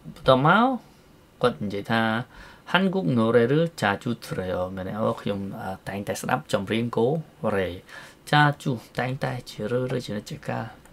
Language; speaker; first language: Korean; non-native, fluent; Khmer